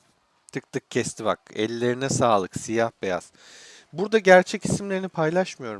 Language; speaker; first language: Turkish; native; Turkish